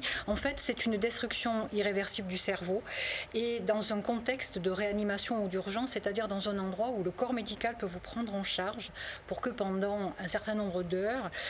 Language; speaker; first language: French; native; French